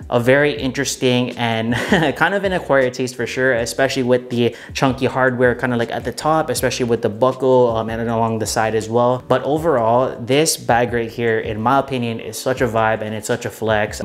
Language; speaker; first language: English; native; English